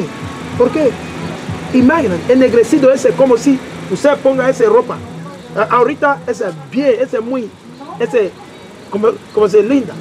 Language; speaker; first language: Spanish; non-native, learner; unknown